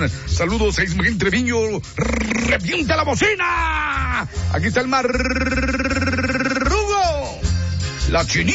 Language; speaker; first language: Spanish; native; Spanish